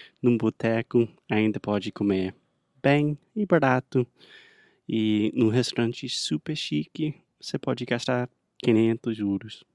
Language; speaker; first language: Portuguese; non-native, fluent; English